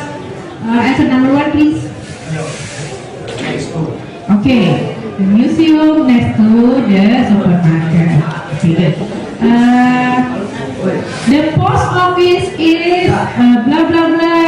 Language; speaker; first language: English; non-native, learner; Indonesian